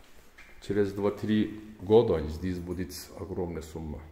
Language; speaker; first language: Russian; non-native, learner; Turkish